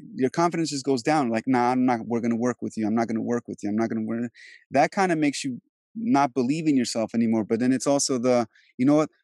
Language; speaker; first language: English; early bilingual, other home language; Albanian